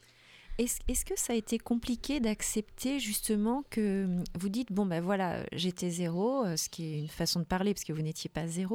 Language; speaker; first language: French; native; French